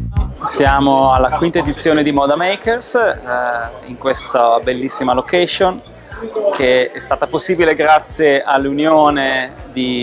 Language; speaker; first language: Italian; native; Italian